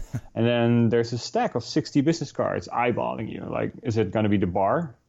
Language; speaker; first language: English; non-native, fluent; Dutch